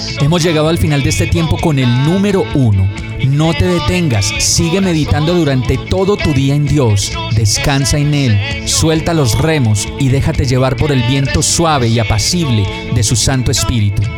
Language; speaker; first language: Spanish; native; Spanish